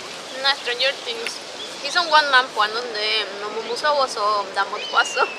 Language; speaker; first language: Korean; non-native, learner; Spanish